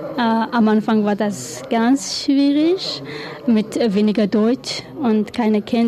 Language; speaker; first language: German; non-native, learner; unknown